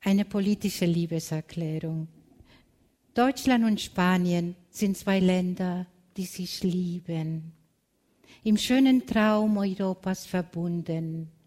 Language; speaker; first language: German; non-native, fluent; Spanish